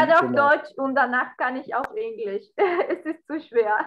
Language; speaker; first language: German; non-native, fluent; Spanish